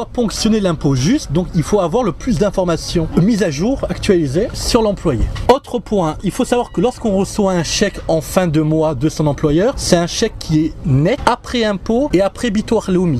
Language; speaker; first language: French; native; French